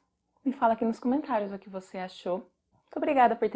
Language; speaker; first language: Portuguese; native; Portuguese